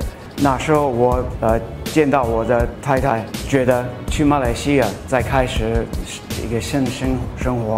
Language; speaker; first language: Chinese; non-native, fluent; English